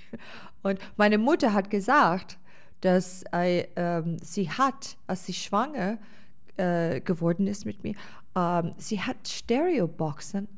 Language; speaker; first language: German; non-native, fluent; English